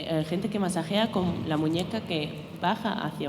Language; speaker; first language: Spanish; native; Spanish